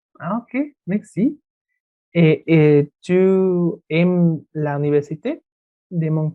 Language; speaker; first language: French; non-native, learner; Spanish